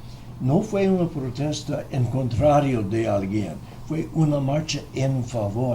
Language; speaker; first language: Spanish; non-native, fluent; English